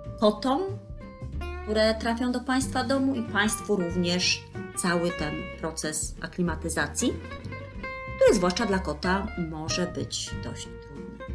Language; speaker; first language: Polish; native; Polish